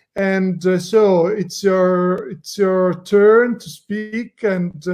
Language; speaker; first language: English; non-native, fluent; Italian